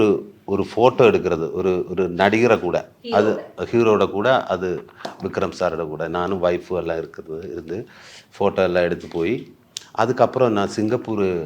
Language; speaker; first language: Tamil; non-native, learner; Malayalam